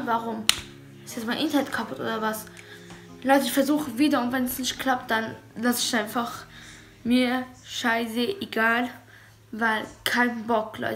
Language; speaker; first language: German; early bilingual, other home language; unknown